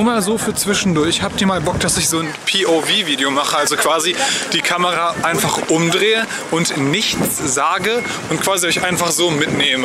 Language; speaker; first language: German; native; German